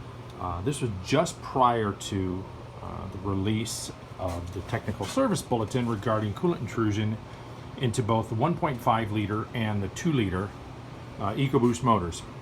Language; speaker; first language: English; native; English